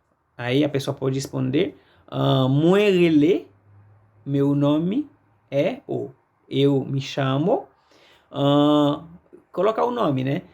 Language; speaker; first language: Portuguese; non-native, fluent; Haitian Creole